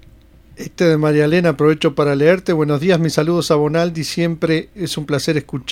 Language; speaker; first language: Spanish; native; Spanish